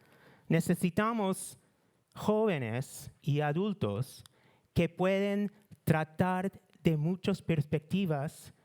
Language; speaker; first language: Spanish; non-native, learner; English